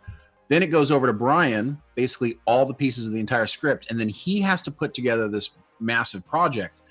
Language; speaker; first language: English; native; English